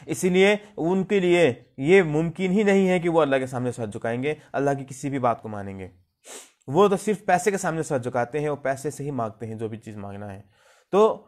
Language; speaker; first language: Hindi; native; Hindi